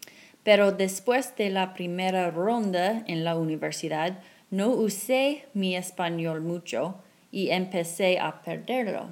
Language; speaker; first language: Spanish; non-native, fluent; English